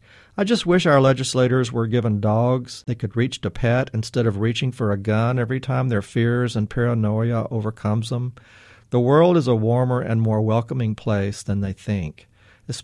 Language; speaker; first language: English; native; English